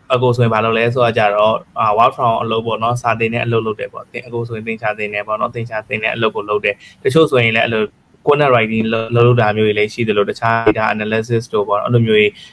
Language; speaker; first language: Burmese; native; Burmese